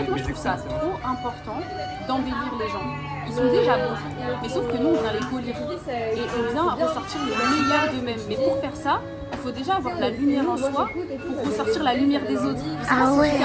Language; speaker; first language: French; native; French